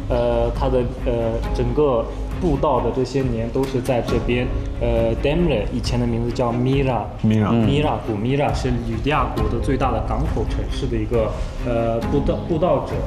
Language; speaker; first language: Chinese; native; Chinese